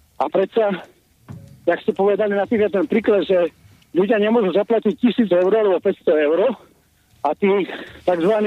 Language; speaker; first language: Slovak; native; Slovak